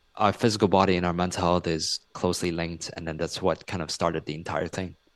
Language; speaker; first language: English; non-native, local second language; Cantonese